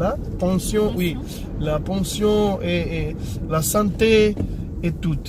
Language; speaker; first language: French; non-native, fluent; Portuguese